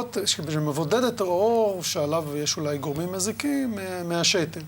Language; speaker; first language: Hebrew; native; Hebrew